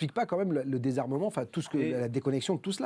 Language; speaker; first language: French; native; French